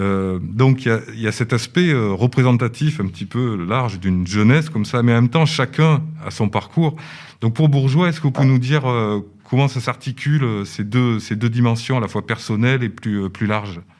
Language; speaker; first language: French; native; French